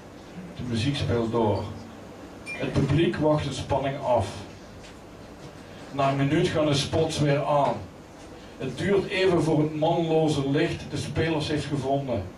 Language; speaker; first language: Dutch; native; Dutch